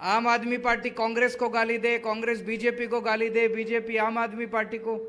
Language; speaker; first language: Hindi; native; Hindi